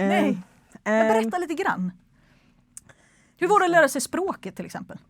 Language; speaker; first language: Swedish; native; Swedish